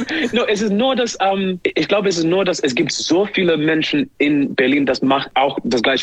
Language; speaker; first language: German; non-native, learner; English